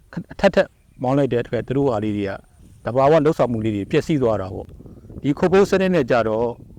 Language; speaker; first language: Burmese; native; Burmese